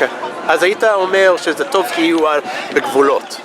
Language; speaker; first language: Hebrew; non-native, fluent; English